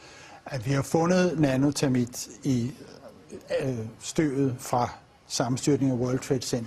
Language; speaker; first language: Danish; native; Danish